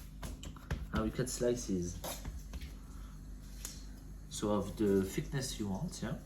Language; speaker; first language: English; non-native, fluent; French